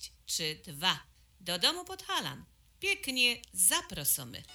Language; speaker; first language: Polish; native; Polish